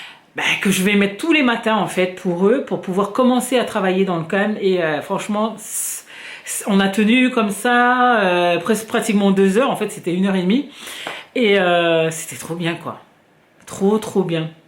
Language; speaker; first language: French; native; French